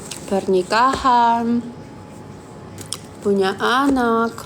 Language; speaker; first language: Indonesian; non-native, fluent; Russian